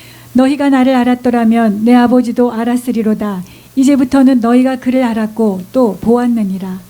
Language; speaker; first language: Korean; native; Korean